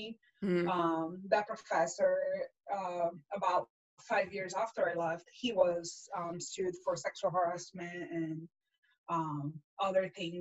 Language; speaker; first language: English; non-native, fluent; Portuguese